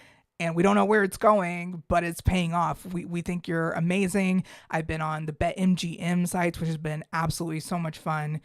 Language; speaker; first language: English; native; English